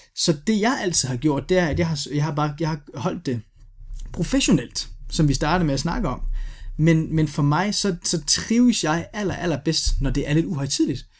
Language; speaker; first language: Danish; native; Danish